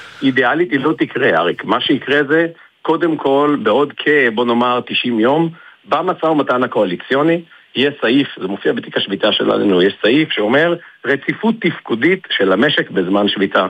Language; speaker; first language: Hebrew; native; Hebrew